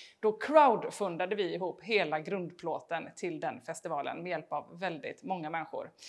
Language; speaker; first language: Swedish; native; Swedish